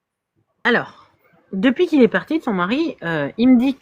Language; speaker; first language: French; native; French